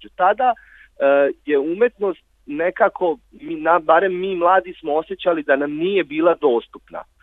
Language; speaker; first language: Serbian; native; Serbian